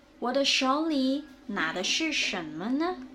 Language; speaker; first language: Chinese; non-native, fluent; Indonesian